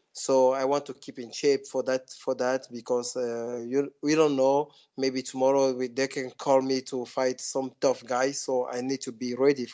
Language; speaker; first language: English; non-native, fluent; French